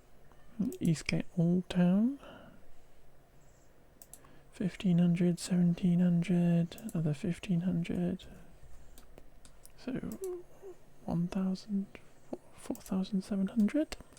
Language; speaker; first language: English; native; English